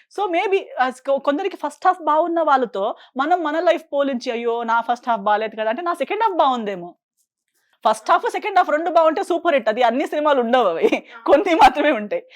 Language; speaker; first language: Telugu; non-native, fluent; Konkani